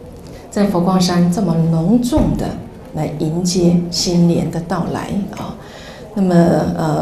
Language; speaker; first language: Chinese; native; Chinese